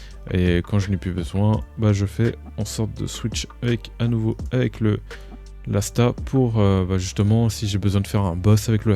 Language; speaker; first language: French; native; French